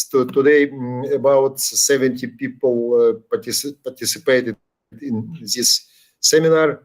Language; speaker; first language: English; non-native, learner; Ukrainian